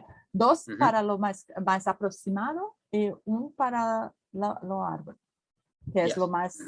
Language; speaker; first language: Spanish; non-native, learner; Portuguese